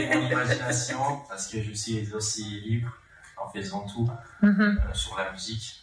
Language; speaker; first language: French; non-native, fluent; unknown